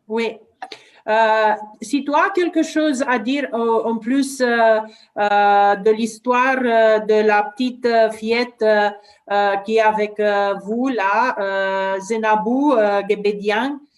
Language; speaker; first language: French; non-native, learner; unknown